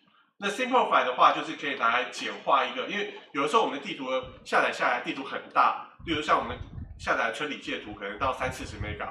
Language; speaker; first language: Chinese; native; Chinese